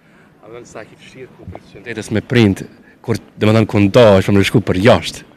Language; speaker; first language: Albanian; native; Albanian